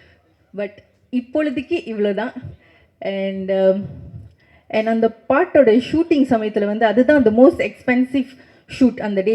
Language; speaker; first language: Tamil; native; Tamil